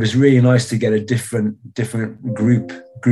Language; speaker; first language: English; native; English